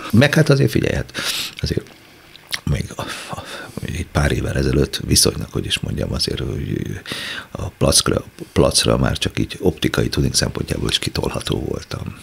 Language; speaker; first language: Hungarian; native; Hungarian